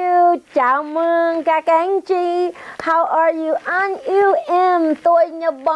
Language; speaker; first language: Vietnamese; non-native, learner; English